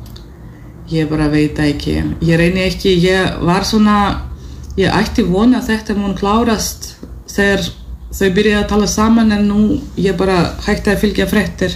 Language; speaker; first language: Icelandic; non-native, fluent; Russian